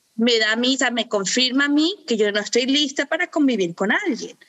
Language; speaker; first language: Spanish; early bilingual, other home language; German